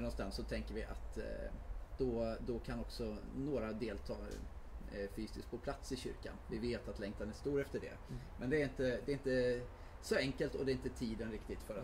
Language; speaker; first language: Swedish; native; Swedish